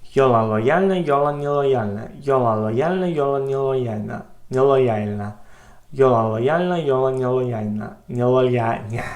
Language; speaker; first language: Polish; non-native, learner; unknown